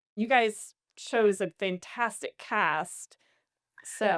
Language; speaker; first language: English; native; English